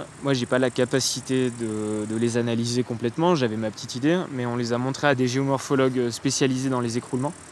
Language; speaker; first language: French; native; French